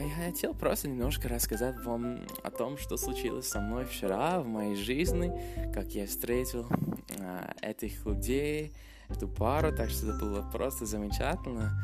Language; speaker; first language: Russian; non-native, fluent; English